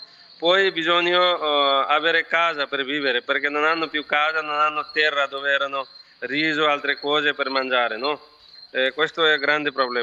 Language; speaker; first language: Italian; non-native, fluent; Nepali